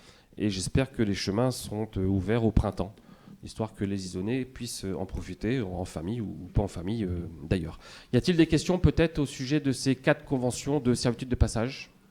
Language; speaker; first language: French; native; French